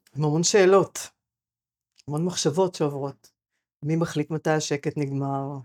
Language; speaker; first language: Hebrew; native; Hebrew